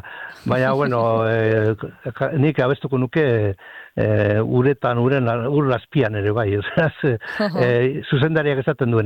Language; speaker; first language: Basque; native; Basque